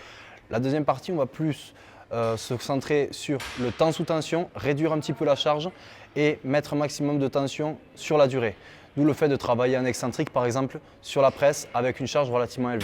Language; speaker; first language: French; native; French